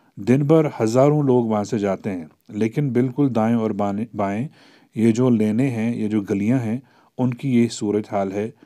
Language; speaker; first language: Urdu; non-native, local second language; Kashmiri